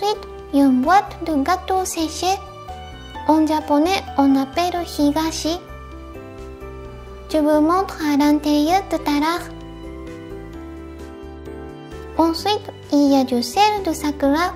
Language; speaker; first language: French; non-native, fluent; Japanese